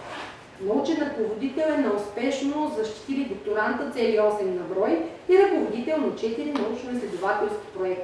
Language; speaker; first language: Bulgarian; native; Bulgarian